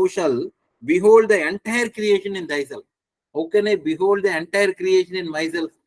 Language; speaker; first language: English; non-native, local second language; Telugu